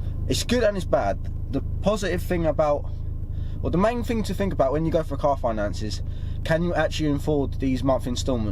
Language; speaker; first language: English; native; English